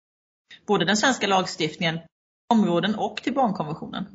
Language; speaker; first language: Swedish; native; Swedish